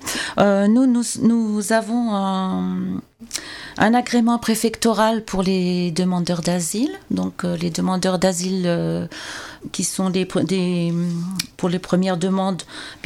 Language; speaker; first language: French; native; French